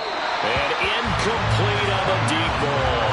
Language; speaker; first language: English; native; English